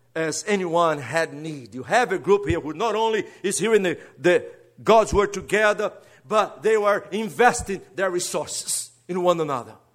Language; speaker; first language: English; non-native, fluent; Portuguese